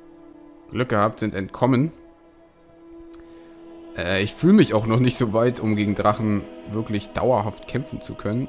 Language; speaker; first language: German; native; German